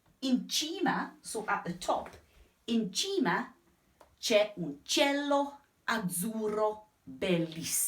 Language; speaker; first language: Italian; non-native, fluent; English